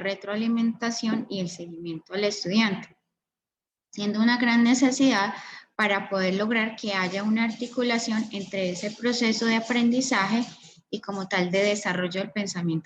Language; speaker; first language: Spanish; native; Spanish